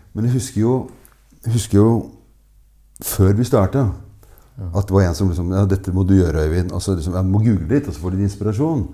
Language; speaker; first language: Norwegian; native; Norwegian